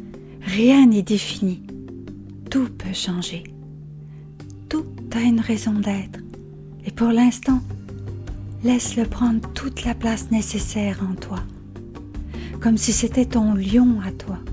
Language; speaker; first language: French; native; French